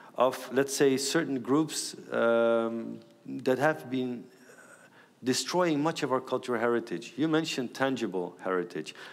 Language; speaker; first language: English; non-native, fluent; Aramaic